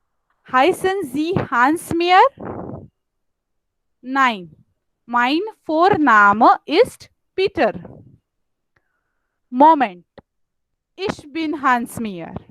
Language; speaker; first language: German; non-native, fluent; Marathi